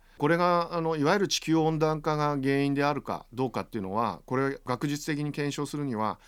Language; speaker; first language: Japanese; native; Japanese